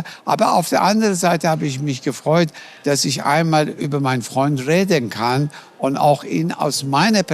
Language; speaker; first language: German; non-native, fluent; Persian